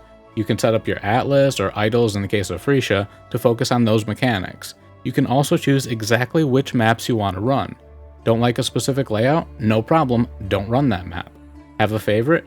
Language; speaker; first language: English; native; English